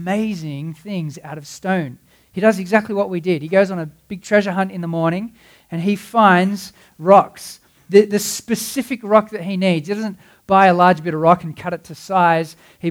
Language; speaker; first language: English; native; English